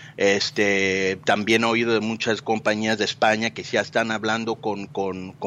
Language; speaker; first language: Spanish; early bilingual, heritage; Spanish